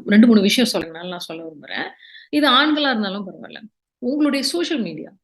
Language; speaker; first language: Tamil; early bilingual, heritage; Tamil